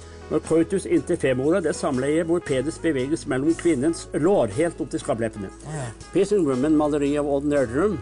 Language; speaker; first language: Norwegian; native; Norwegian